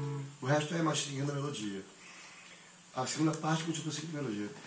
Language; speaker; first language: Portuguese; native; Portuguese